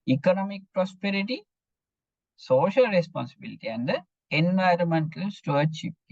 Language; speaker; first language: English; non-native, local second language; Sinhala